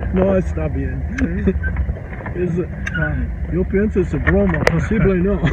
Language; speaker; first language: Spanish; non-native, learner; English